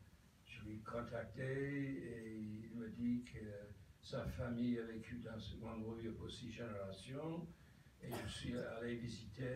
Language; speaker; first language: French; non-native, fluent; English